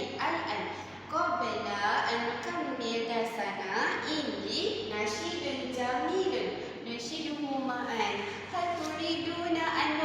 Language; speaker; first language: Arabic; non-native, learner; Malay